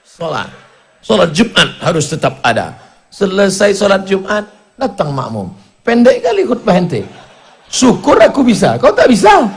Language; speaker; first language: Indonesian; native; Indonesian